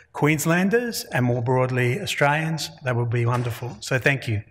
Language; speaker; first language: English; native; English